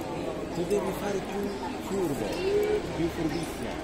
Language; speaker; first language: Italian; non-native, learner; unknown